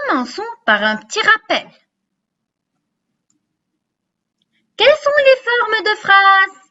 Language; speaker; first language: French; non-native, local second language; Arabic